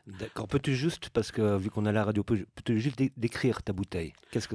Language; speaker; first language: French; native; French